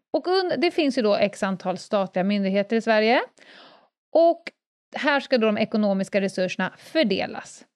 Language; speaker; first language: Swedish; native; Swedish